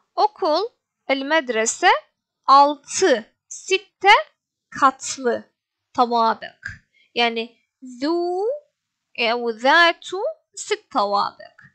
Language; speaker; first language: Arabic; non-native, fluent; Turkish